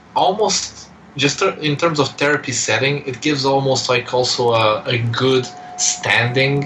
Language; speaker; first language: English; non-native, fluent; Portuguese